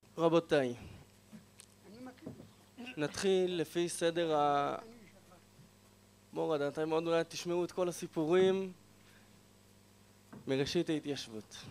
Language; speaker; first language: Hebrew; native; Hebrew